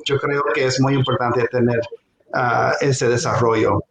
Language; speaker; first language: Spanish; non-native, fluent; English